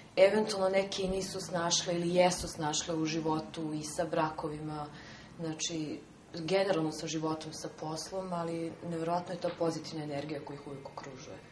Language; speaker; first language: Serbian; non-native, fluent; Armenian